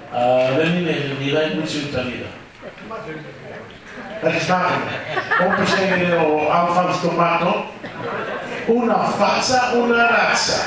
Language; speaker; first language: Greek; early bilingual, heritage; Greek